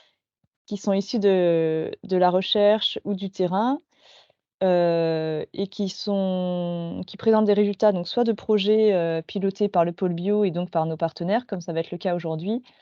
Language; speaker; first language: French; native; French